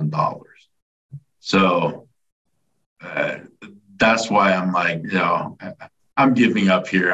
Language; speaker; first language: English; native; English